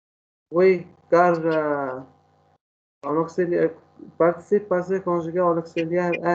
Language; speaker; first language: French; non-native, learner; Arabic